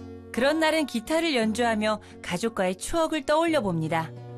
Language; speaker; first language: Korean; native; Korean